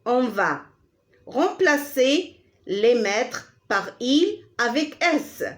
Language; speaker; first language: French; non-native, local second language; Arabic